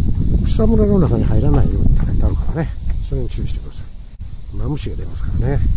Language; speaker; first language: Japanese; native; Japanese